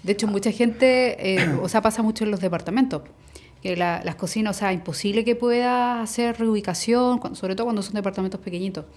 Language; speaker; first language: Spanish; native; Spanish